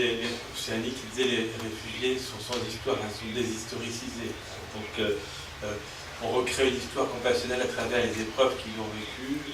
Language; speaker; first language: French; native; French